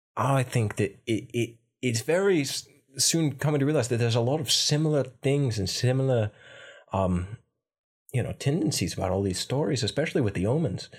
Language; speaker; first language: English; native; English